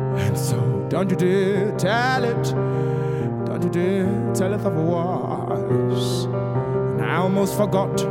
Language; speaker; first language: English; native; English